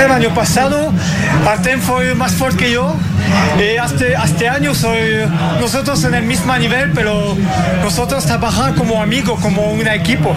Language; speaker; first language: Portuguese; non-native, learner; French